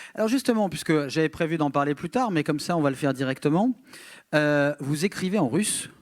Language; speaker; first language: French; native; French